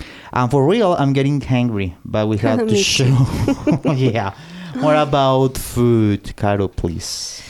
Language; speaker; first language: English; non-native, fluent; Spanish